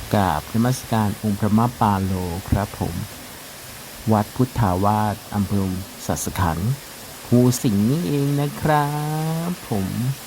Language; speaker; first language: Thai; native; Thai